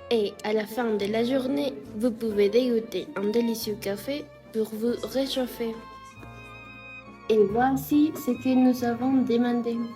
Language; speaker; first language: French; non-native, learner; Spanish